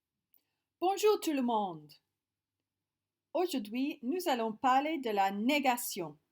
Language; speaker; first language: French; non-native, fluent; English